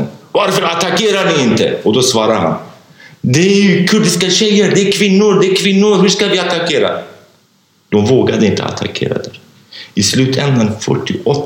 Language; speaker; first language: Swedish; non-native, fluent; Kurdish